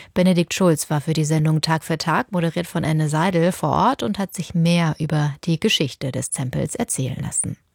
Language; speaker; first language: German; native; German